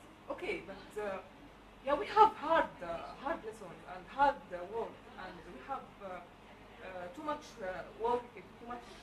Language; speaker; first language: English; non-native, learner; Arabic